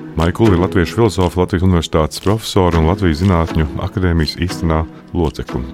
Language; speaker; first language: Latvian; native; Latvian